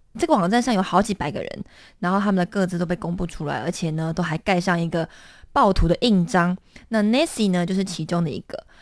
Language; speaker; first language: Chinese; native; Chinese